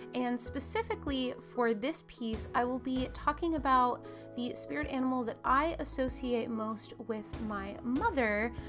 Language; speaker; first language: English; native; English